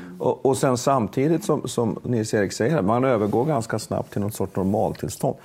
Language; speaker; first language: Swedish; native; Swedish